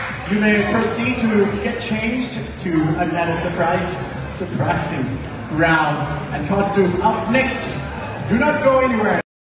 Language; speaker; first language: English; non-native, fluent; Thai